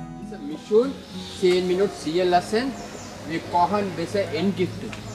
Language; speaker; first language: German; non-native, learner; Sinhala